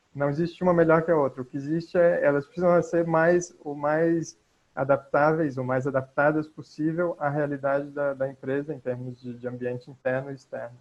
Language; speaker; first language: Portuguese; native; Portuguese